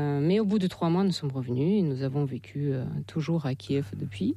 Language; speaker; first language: French; non-native, fluent; Russian